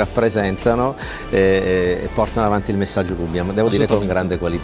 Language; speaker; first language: Italian; native; Italian